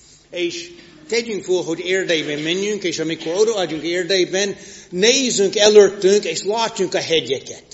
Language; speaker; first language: Hungarian; non-native, fluent; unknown